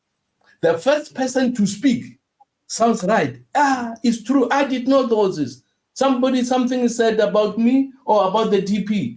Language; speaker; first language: English; non-native, local second language; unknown